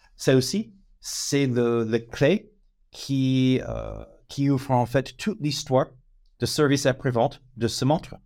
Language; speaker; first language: French; non-native, fluent; English